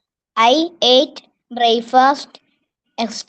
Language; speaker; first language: English; non-native, learner; Malayalam